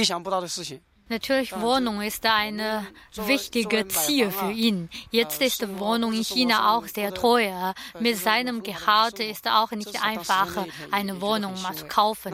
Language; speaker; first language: German; non-native, learner; Chinese